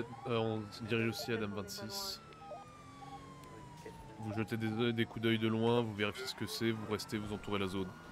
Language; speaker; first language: French; native; French